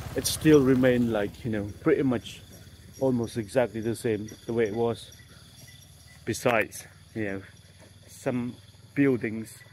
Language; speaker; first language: English; non-native, fluent; Khmer